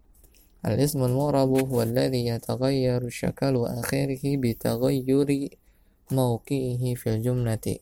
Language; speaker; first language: Arabic; non-native, fluent; Indonesian